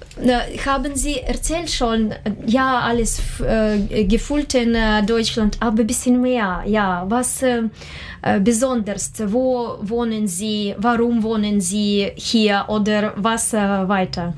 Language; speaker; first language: German; non-native, learner; Russian